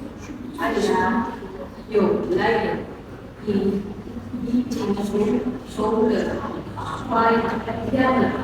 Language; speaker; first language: Chinese; non-native, fluent; Indonesian